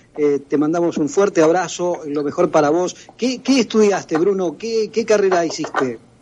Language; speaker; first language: Spanish; native; Spanish